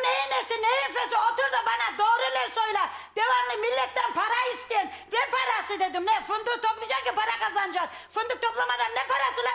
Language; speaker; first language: Turkish; native; Turkish